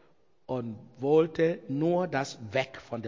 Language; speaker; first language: German; non-native, learner; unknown